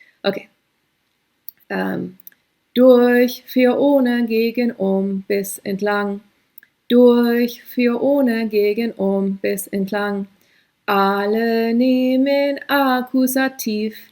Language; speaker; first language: German; non-native, fluent; English